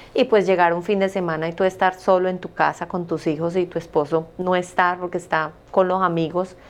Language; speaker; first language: Spanish; native; Spanish